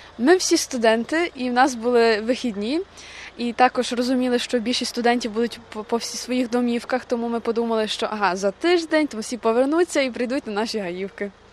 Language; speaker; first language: Ukrainian; native; Ukrainian